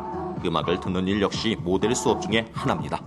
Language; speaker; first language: Korean; native; Korean